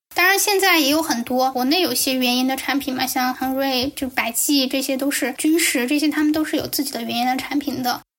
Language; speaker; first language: Chinese; native; Chinese